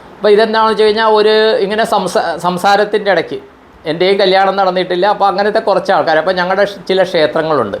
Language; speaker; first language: Malayalam; non-native, local second language; Konkani